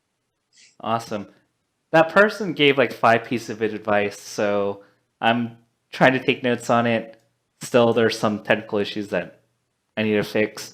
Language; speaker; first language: English; native; English